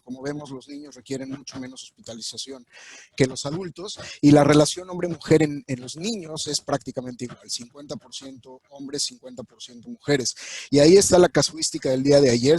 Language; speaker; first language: Spanish; native; Spanish